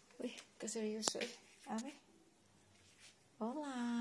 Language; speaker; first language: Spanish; non-native, learner; Filipino